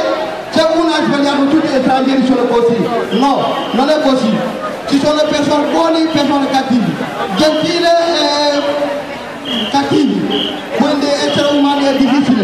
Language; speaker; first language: Italian; non-native, learner; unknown